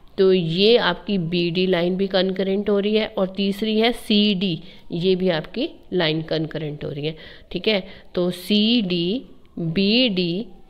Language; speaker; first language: Hindi; native; Hindi